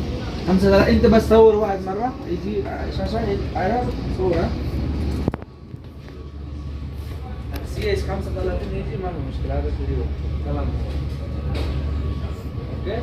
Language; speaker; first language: Arabic; non-native, learner; Bangla